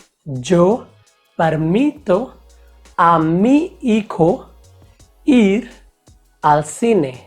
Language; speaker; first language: Spanish; non-native, fluent; Hindi